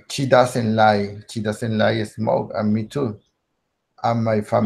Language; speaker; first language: English; non-native, learner; Spanish